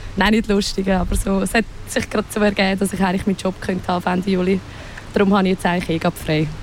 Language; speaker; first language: German; native; German